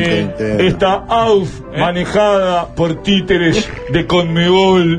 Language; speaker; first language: Spanish; native; Spanish